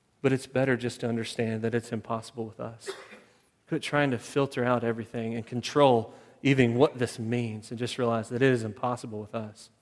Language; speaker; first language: English; native; English